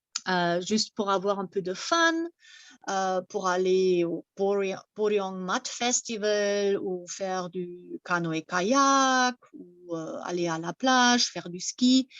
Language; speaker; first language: French; non-native, fluent; German